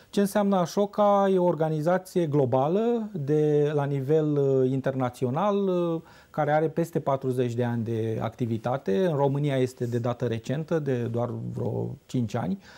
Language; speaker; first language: Romanian; native; Romanian